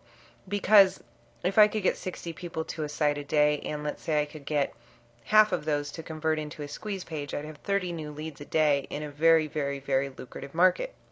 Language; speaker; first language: English; native; English